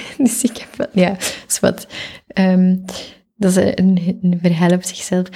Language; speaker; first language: Dutch; native; Dutch